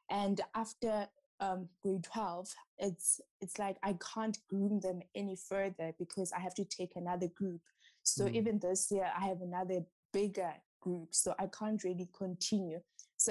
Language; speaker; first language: English; non-native, local second language; Southern Sotho